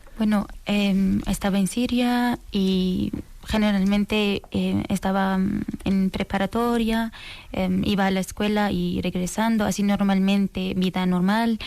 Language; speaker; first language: Spanish; non-native, learner; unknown